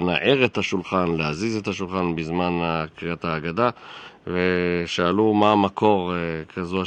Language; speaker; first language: Hebrew; native; Hebrew